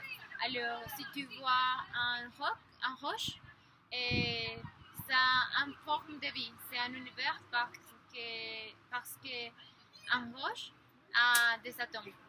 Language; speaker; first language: French; non-native, learner; Spanish